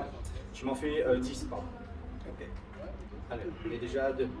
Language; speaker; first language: French; native; French